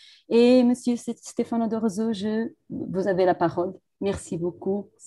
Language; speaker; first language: French; non-native, fluent; Portuguese